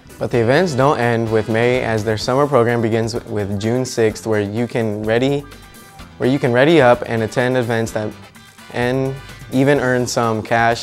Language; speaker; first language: English; native; English